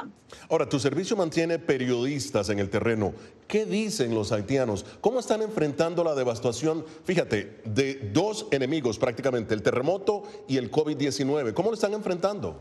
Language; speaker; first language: Spanish; native; Spanish